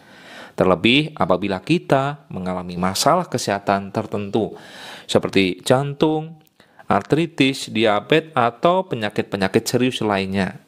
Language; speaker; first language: Indonesian; native; Indonesian